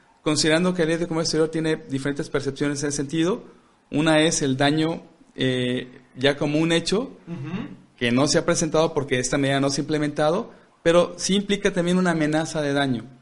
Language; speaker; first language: Spanish; native; Spanish